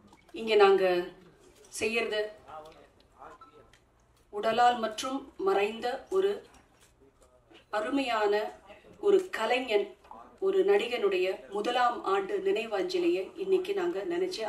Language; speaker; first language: Tamil; native; Tamil